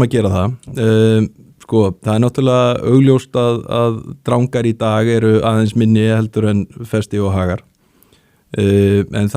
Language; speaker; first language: Icelandic; native; Icelandic